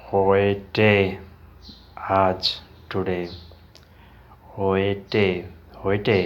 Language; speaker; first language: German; non-native, learner; Urdu